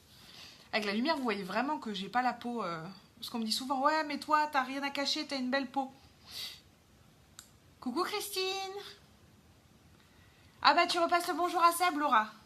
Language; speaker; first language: French; native; French